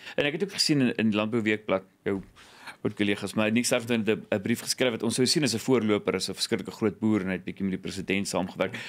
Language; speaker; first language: Afrikaans; native; Afrikaans